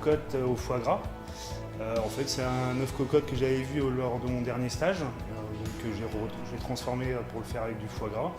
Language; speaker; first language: French; native; French